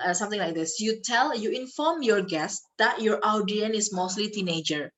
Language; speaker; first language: English; non-native, fluent; Indonesian